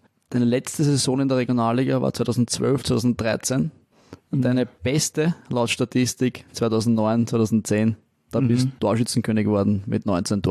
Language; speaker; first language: German; native; German